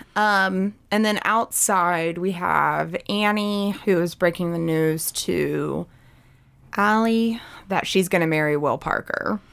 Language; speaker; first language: English; native; English